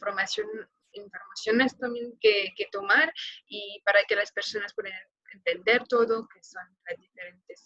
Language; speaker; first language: Spanish; non-native, fluent; French